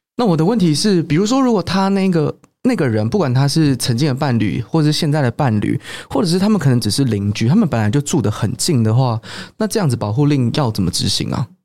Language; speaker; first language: Chinese; native; Chinese